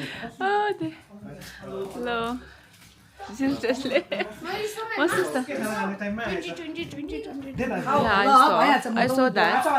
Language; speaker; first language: English; non-native, local second language; Tibetan